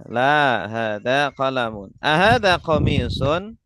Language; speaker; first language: Indonesian; native; Indonesian